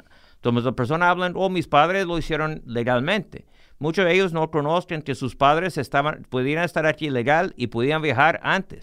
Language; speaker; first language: Spanish; early bilingual, heritage; English